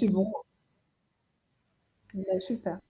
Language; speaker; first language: French; native; French